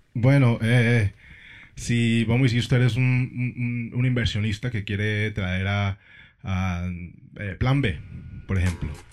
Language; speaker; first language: Spanish; early bilingual, heritage; Spanish